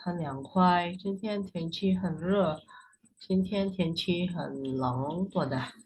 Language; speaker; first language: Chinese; non-native, fluent; Indonesian